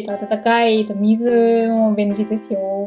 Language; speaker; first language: Japanese; non-native, learner; German